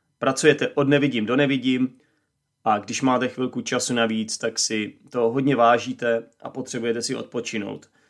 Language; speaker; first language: Czech; native; Czech